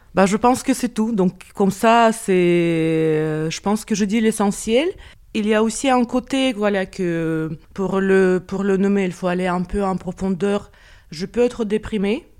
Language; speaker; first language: French; non-native, fluent; Russian